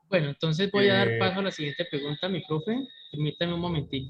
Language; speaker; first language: Spanish; native; Spanish